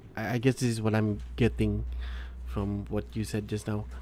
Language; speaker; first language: English; non-native, local second language; Malay